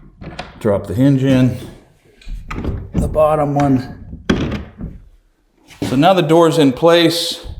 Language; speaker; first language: English; native; English